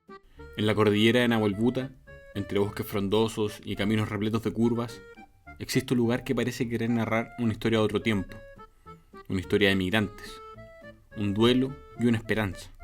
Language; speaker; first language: Spanish; native; Spanish